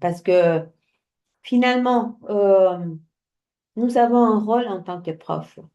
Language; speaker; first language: French; non-native, fluent; Spanish